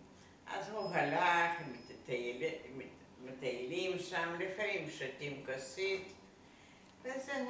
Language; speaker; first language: Hebrew; non-native, fluent; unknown